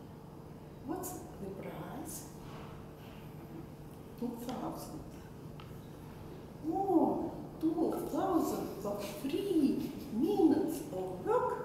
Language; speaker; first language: English; non-native, learner; Russian